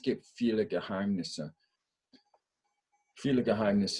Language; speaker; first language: German; non-native, fluent; English